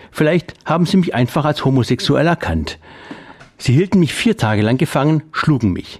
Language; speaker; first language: German; native; German